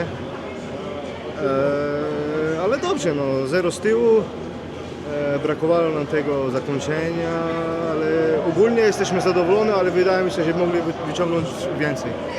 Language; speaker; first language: Polish; non-native, fluent; Slovenian